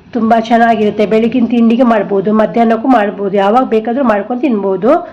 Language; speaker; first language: Kannada; non-native, local second language; Konkani